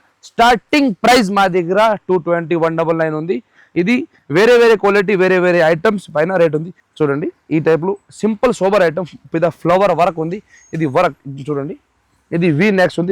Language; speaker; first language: Telugu; non-native, local second language; Urdu